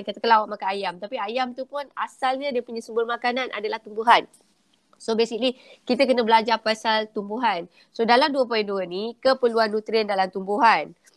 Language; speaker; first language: Malay; native; Malay